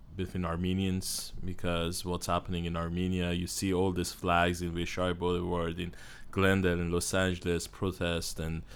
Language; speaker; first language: English; non-native, learner; Armenian